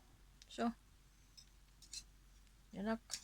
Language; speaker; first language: Danish; non-native, local second language; Cebuano